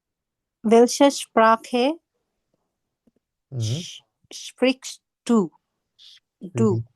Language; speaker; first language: German; non-native, learner; Bangla